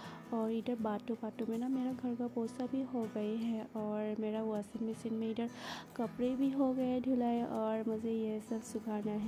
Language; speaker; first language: Hindi; non-native, local second language; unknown